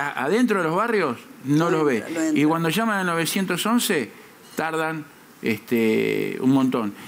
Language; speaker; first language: Spanish; native; Spanish